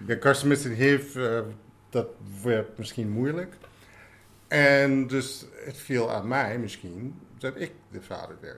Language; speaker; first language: Dutch; non-native, fluent; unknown